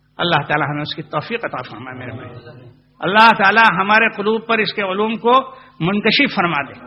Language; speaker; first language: Urdu; non-native, local second language; Gujarati